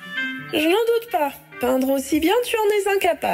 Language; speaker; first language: French; native; French